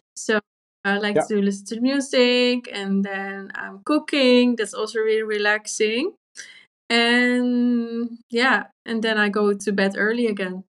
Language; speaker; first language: English; non-native, fluent; Dutch